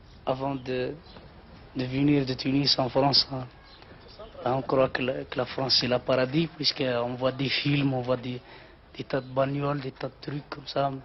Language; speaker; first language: French; non-native, local second language; Arabic